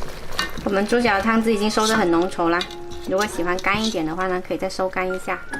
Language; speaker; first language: Chinese; non-native, local second language; Hakka Chinese